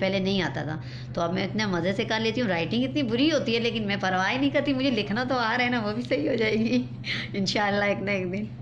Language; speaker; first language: Urdu; non-native, local second language; Northern Hindko